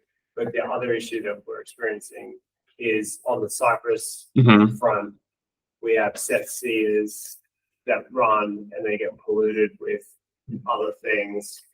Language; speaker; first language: English; native; English